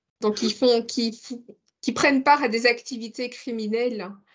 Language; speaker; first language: French; non-native, learner; English